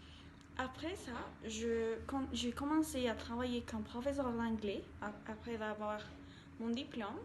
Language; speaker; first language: French; non-native, learner; Spanish